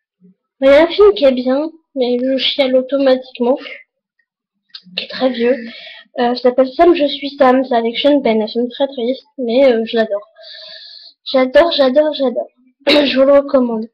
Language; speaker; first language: French; native; French